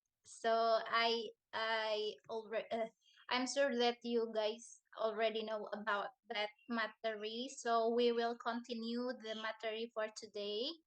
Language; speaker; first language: English; non-native, learner; Indonesian